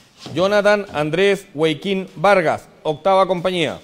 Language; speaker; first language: Spanish; native; Spanish